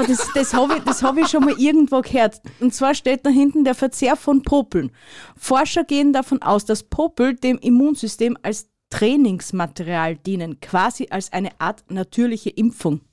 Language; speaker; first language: German; native; German